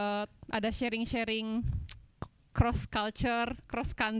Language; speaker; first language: English; non-native, local second language; Indonesian